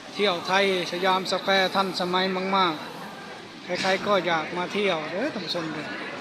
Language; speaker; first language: Thai; native; Thai